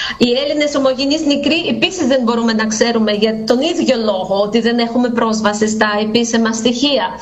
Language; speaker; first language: Greek; non-native, fluent; Russian